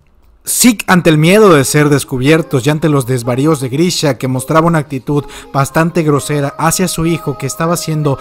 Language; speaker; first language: Spanish; native; Spanish